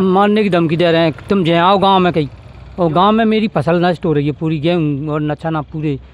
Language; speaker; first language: Hindi; native; Hindi